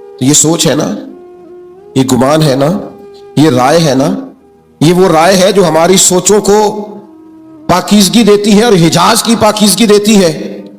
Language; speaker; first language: Urdu; native; Urdu